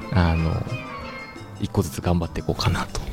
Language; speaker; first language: Japanese; native; Japanese